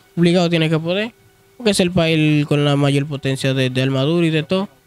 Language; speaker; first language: Spanish; non-native, fluent; Haitian Creole